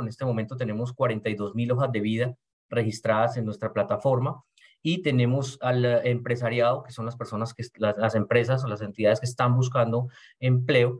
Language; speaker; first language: Spanish; native; Spanish